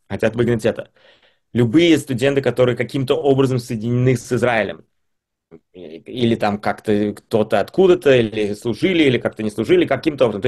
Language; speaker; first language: Russian; early bilingual, heritage; Russian